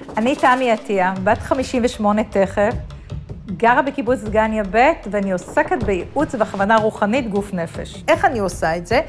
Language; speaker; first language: Hebrew; native; Hebrew